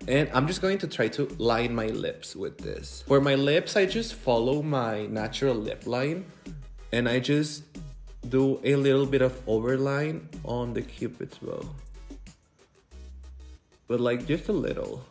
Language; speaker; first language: English; non-native, fluent; Spanish